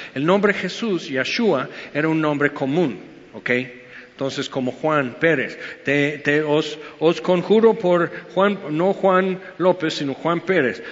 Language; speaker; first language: Spanish; non-native, fluent; English